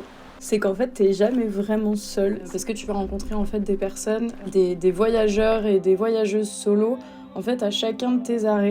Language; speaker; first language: French; native; French